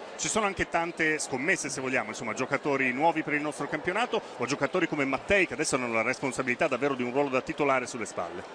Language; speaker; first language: Italian; native; Italian